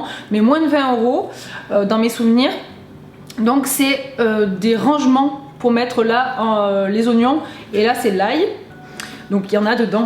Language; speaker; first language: French; native; French